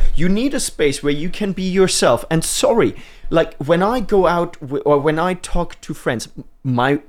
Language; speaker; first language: English; non-native, fluent; German